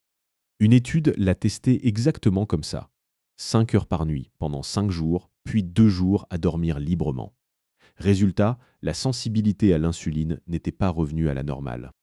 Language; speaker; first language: French; native; French